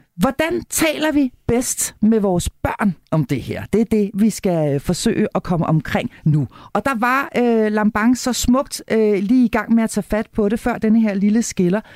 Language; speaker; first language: Danish; native; Danish